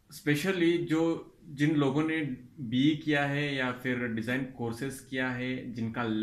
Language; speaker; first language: Hindi; non-native, local second language; Kannada